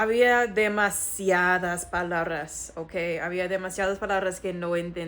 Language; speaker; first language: Spanish; non-native, learner; English